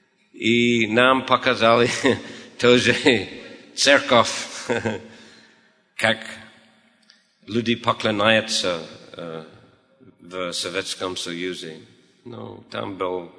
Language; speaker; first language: Russian; non-native, fluent; English